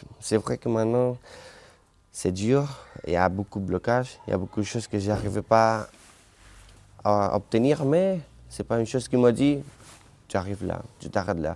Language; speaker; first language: French; non-native, learner; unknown